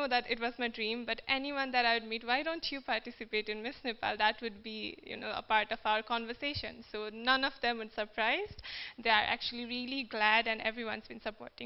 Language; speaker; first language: English; non-native, fluent; Nepali